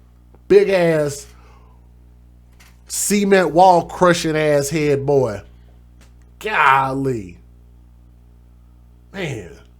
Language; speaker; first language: English; native; English